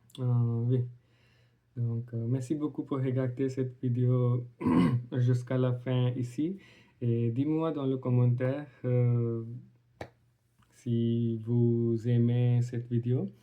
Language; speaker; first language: French; non-native, learner; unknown